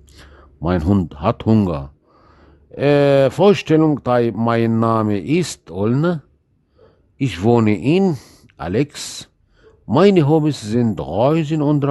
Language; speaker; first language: German; non-native, fluent; Arabic